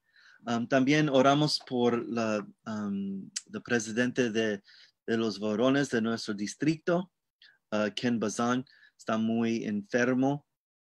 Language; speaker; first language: Spanish; non-native, learner; English